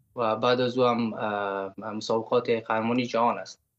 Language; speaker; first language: Persian; native; Persian